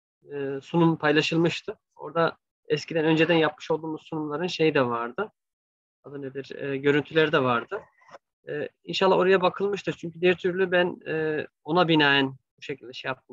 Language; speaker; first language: Turkish; native; Turkish